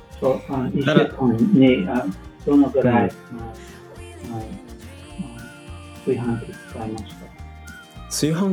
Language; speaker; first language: Japanese; non-native, learner; English